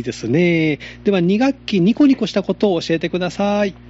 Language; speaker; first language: Japanese; native; Japanese